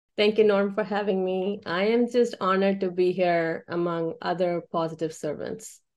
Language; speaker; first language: English; early bilingual, other home language; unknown